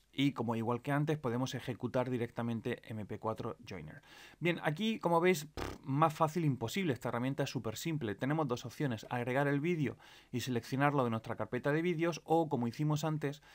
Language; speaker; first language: Spanish; native; Spanish